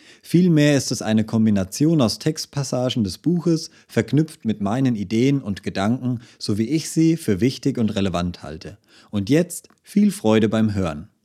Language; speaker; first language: German; native; German